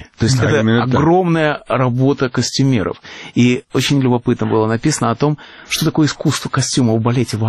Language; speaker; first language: Russian; native; Russian